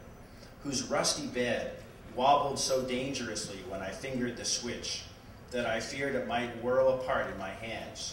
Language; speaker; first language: English; native; English